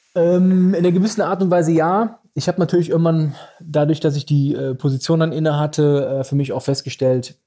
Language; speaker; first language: German; native; German